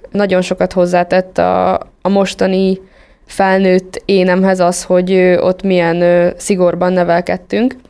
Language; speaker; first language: Hungarian; native; Hungarian